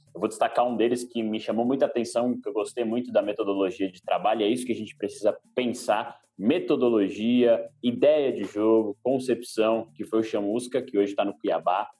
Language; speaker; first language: Portuguese; native; Portuguese